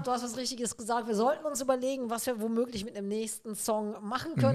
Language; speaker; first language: German; native; German